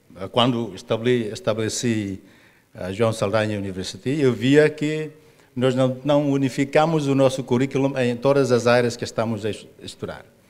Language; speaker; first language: Portuguese; non-native, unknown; Tetum